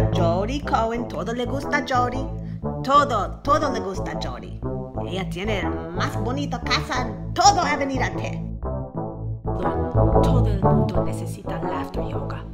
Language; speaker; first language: Spanish; non-native, learner; English